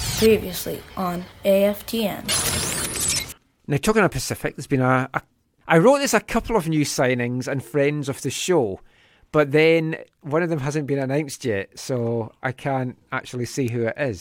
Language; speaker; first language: English; native; English